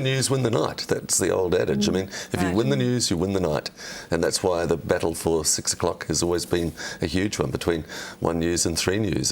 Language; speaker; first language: English; native; English